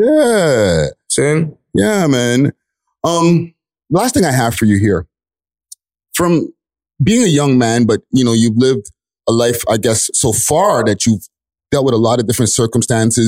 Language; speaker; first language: English; native; English